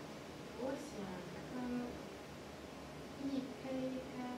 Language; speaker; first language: Chinese; non-native, learner; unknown